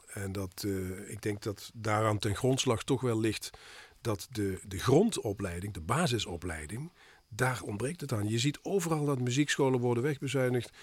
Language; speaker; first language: Dutch; native; Dutch